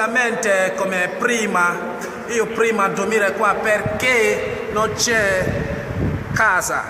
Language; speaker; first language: Italian; non-native, learner; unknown